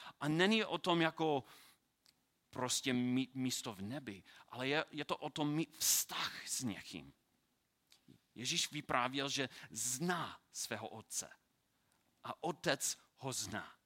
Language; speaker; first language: Czech; non-native, learner; English